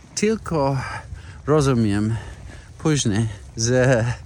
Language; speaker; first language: Polish; non-native, learner; English